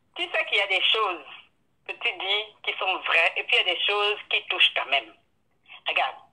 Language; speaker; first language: French; non-native, local second language; Fang